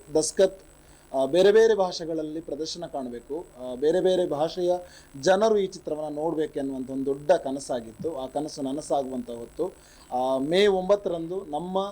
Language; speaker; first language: Kannada; non-native, local second language; Tulu